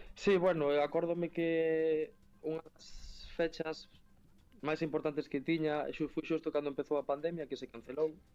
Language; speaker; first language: Galician; native; Galician